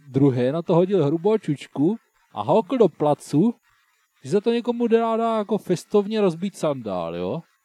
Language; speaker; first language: Czech; native; Czech